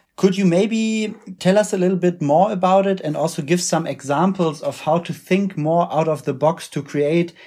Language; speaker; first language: English; non-native, fluent; German